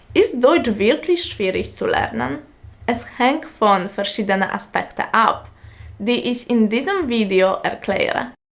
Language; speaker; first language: German; non-native, fluent; Polish